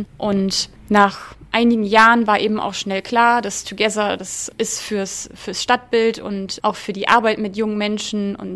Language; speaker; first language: German; native; German